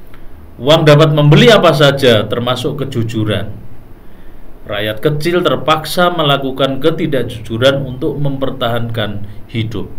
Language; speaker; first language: Indonesian; native; Indonesian